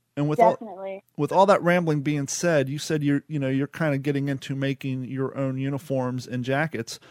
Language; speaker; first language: English; native; English